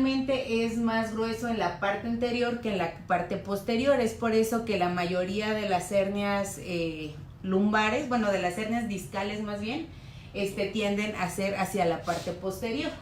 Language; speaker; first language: Spanish; native; Spanish